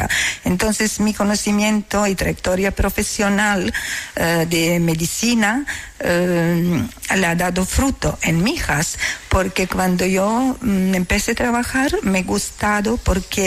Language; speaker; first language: Spanish; non-native, learner; Croatian